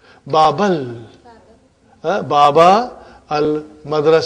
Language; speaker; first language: Arabic; non-native, fluent; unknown